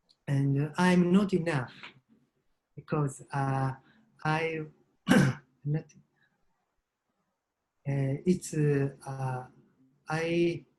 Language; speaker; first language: English; non-native, learner; Japanese